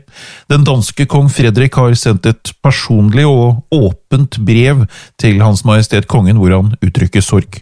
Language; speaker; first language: Norwegian; native; Norwegian